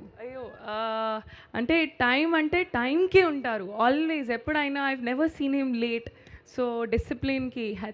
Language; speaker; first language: Telugu; non-native, local second language; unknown